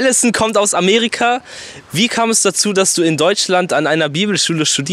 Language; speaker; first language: German; native; German